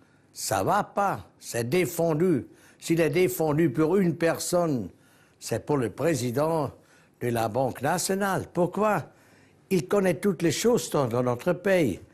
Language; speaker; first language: French; non-native, local second language; German